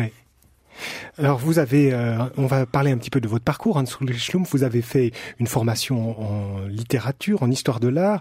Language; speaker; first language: French; native; French